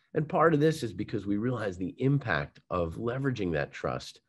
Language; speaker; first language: English; native; English